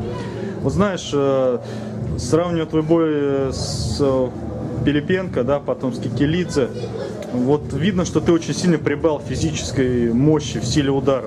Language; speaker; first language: Russian; native; Russian